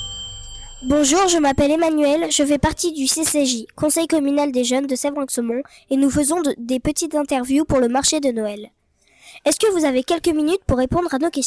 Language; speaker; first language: French; native; French